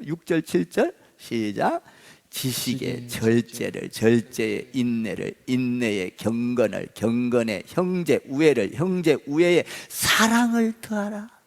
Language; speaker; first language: Korean; native; Korean